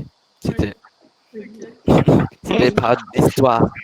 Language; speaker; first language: French; non-native, learner; German